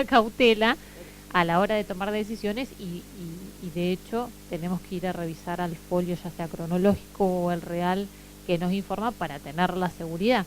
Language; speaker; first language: Spanish; native; Spanish